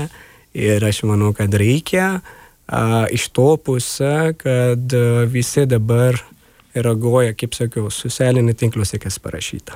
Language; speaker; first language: Lithuanian; non-native, fluent; Urdu